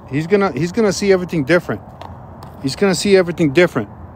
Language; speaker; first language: English; native; English